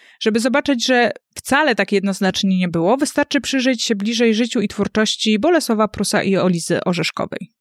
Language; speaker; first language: Polish; native; Polish